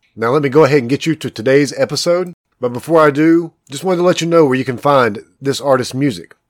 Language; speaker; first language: English; native; English